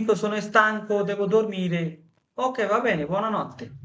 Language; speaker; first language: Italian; non-native, fluent; Bangla